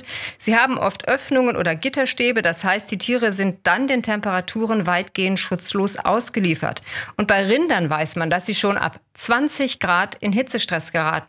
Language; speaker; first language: German; native; German